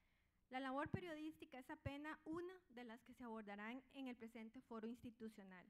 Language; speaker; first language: Spanish; native; Spanish